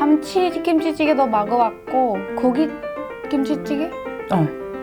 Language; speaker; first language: Korean; non-native, fluent; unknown